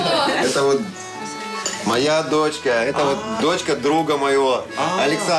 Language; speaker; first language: Russian; native; Russian